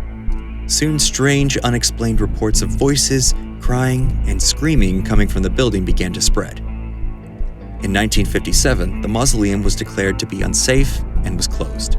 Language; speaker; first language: English; native; English